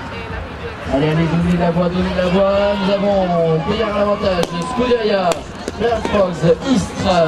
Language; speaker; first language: French; native; French